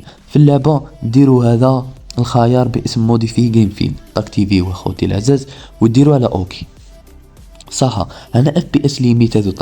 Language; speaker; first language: Arabic; native; Arabic